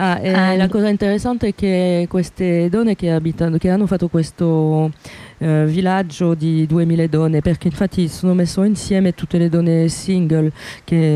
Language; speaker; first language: Italian; non-native, fluent; French